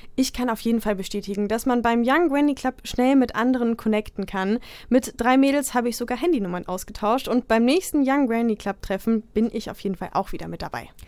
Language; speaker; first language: German; native; German